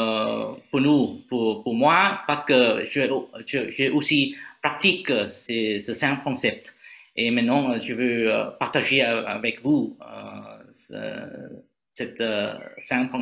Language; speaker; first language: French; non-native, learner; Vietnamese